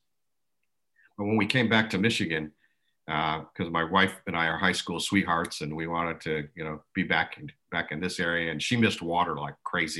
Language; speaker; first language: English; early bilingual, other home language; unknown